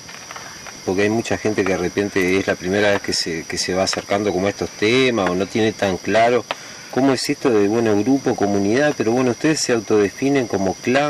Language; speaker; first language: Spanish; native; Spanish